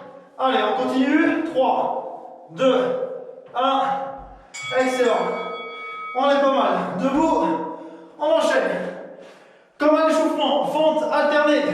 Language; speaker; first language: French; native; French